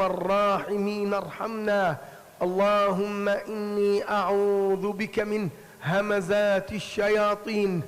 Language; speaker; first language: Arabic; native; Arabic